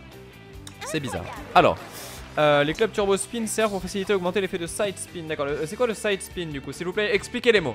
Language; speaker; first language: French; native; French